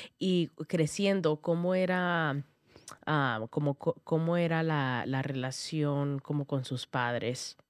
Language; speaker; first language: Spanish; early bilingual, heritage; Spanish